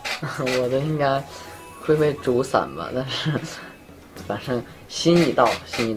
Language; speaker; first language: Chinese; native; Chinese